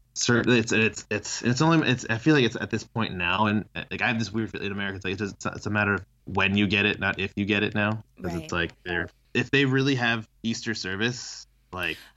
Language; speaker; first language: English; early bilingual, other home language; Thai